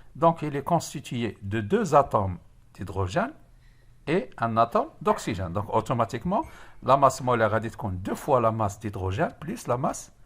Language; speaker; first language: French; non-native, local second language; Arabic